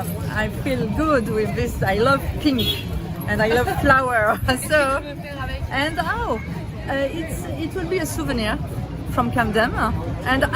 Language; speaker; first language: English; non-native, learner; French